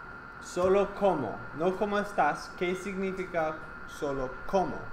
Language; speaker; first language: Spanish; non-native, fluent; English